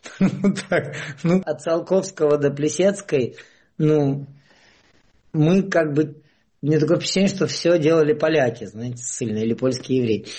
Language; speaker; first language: Russian; native; Russian